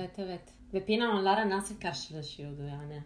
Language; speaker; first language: Turkish; non-native, fluent; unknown